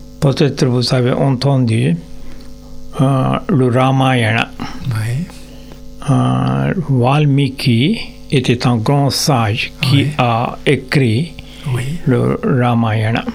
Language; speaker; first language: French; non-native, learner; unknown